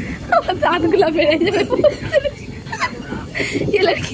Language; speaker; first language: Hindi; non-native, local second language; Bangla